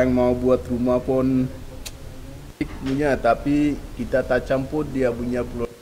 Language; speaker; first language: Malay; non-native, learner; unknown